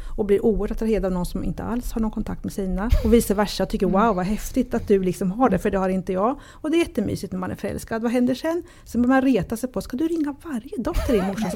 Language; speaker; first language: Swedish; early bilingual, other home language; Italian